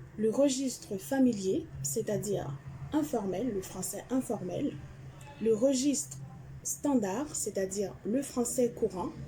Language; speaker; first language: French; non-native, local second language; Haitian Creole